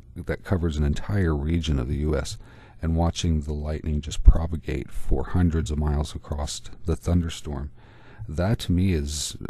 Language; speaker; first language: English; native; English